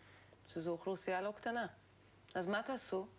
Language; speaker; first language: Hebrew; native; Hebrew